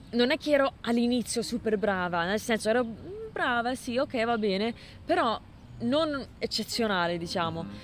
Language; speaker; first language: Italian; non-native, fluent; English